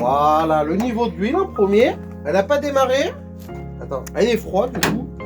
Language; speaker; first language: French; native; French